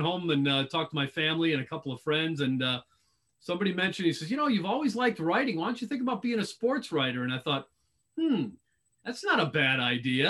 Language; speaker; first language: English; native; English